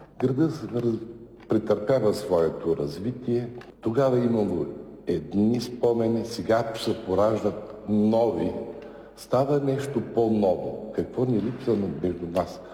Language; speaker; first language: Bulgarian; native; Bulgarian